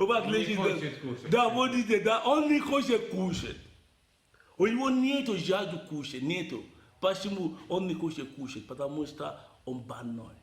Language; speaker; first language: Russian; non-native, learner; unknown